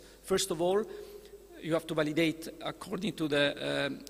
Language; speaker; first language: English; non-native, fluent; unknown